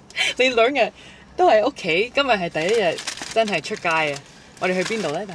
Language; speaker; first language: Cantonese; early bilingual, heritage; English